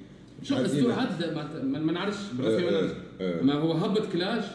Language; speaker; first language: Arabic; native; Arabic